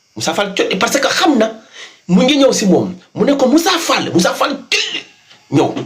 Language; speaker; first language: Wolof; non-native, local second language; Fula